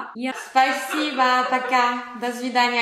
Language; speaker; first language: Russian; non-native, learner; French